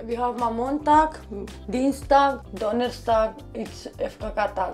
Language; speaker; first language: German; non-native, learner; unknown